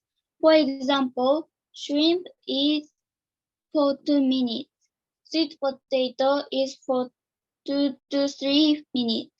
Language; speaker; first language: English; non-native, learner; Japanese